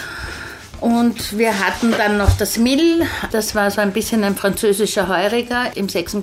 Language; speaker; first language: German; early bilingual, heritage; German